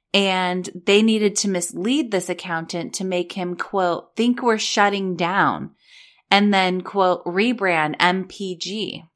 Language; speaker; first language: English; native; English